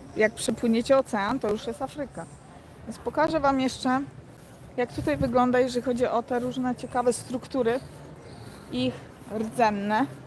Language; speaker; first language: Polish; native; Polish